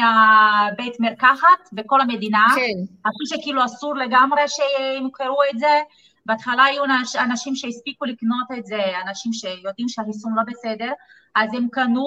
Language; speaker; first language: Hebrew; non-native, fluent; Portuguese